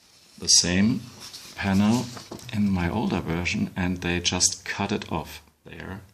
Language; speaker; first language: English; non-native, fluent; German